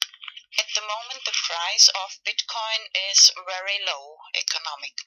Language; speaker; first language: English; non-native, fluent; Spanish